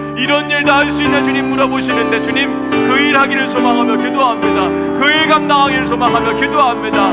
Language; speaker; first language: Korean; native; Korean